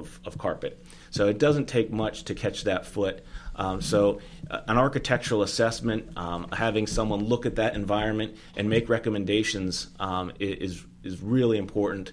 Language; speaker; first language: English; native; English